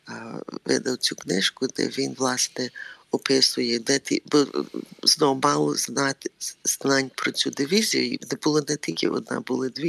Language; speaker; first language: Ukrainian; early bilingual, heritage; Ukrainian